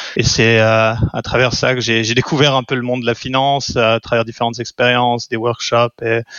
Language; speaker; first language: French; native; French